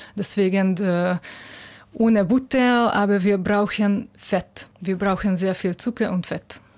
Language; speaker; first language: German; non-native, learner; Hungarian